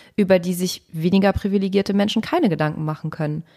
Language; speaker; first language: German; native; German